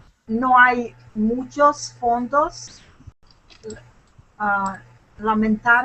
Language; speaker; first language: Spanish; non-native, learner; English